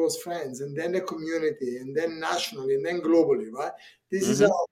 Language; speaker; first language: English; non-native, fluent; Italian